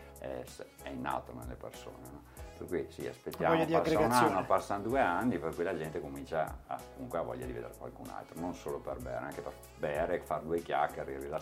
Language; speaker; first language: Italian; native; Italian